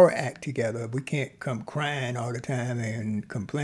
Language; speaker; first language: English; native; English